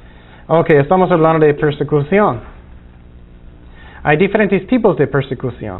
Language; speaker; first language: Spanish; non-native, fluent; English